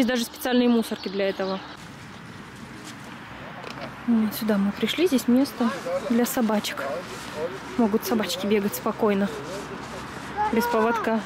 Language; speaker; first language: Russian; native; Russian